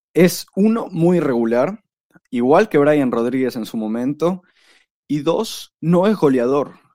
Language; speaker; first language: Spanish; native; Spanish